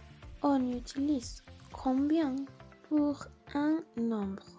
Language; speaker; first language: French; non-native, learner; Spanish